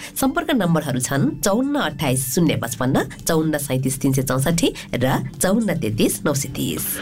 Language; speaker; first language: Nepali; native; Nepali